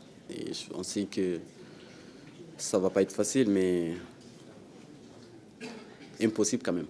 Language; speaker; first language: French; non-native, local second language; Wolof